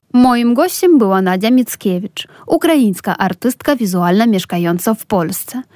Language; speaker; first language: Polish; native; Polish